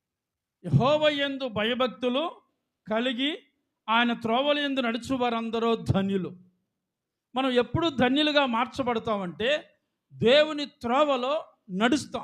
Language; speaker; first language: Telugu; native; Telugu